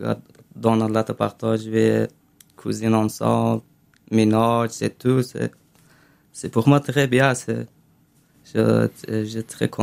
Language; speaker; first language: French; non-native, learner; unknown